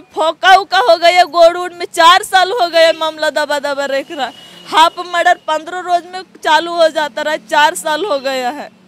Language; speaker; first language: Hindi; native; Hindi